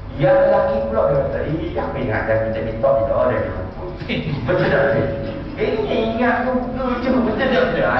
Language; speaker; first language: Malay; non-native, local second language; Tamil